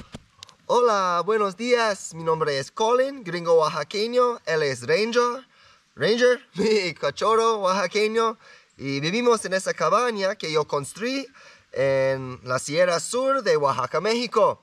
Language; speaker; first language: Spanish; non-native, learner; English